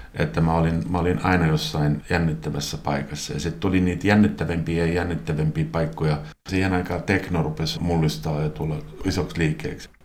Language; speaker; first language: Finnish; non-native, local second language; Swedish